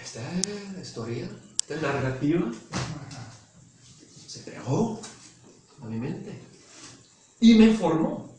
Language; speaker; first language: Spanish; non-native, fluent; English